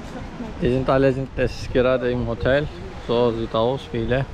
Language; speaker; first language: German; non-native, learner; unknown